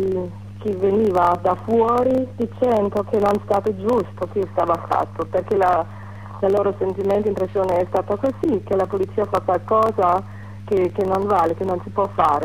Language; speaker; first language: Italian; non-native, fluent; German